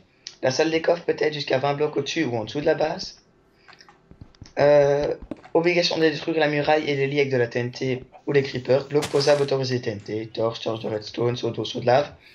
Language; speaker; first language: French; native; French